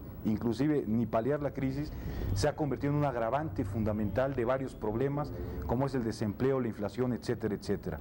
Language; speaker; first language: Spanish; native; Spanish